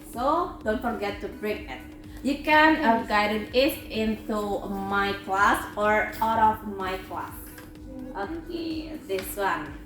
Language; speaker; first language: English; non-native, fluent; Indonesian